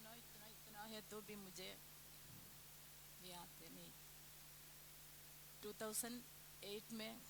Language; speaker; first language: Hindi; non-native, local second language; Malayalam